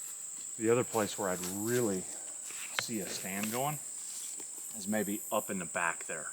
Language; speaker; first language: English; native; English